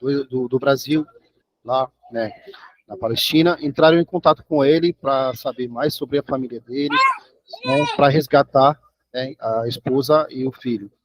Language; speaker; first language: Portuguese; non-native, fluent; Arabic